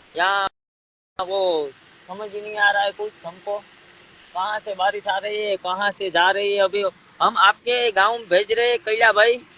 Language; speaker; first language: Hindi; non-native, local second language; Gujarati